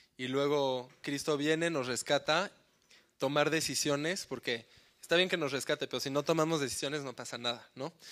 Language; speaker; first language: Spanish; early bilingual, heritage; Spanish